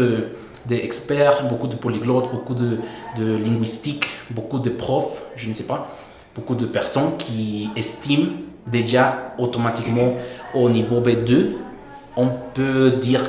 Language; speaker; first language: French; non-native, fluent; Spanish